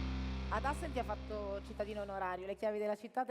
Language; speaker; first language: Italian; native; Italian